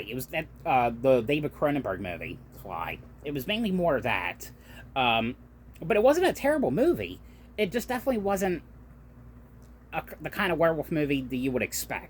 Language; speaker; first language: English; native; English